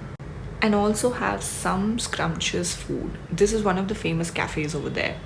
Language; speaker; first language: English; non-native, local second language; Hindi